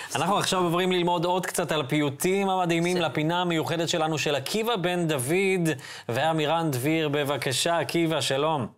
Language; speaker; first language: Hebrew; native; Hebrew